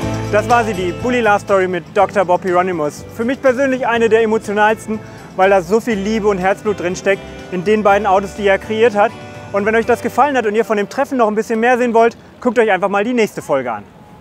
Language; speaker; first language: German; native; German